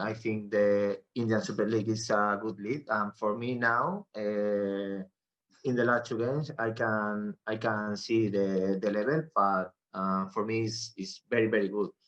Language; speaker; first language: English; non-native, learner; Spanish